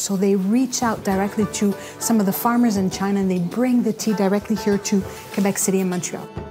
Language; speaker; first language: English; native; English